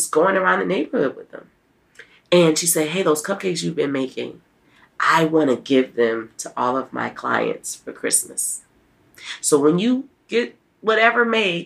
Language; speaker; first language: English; native; English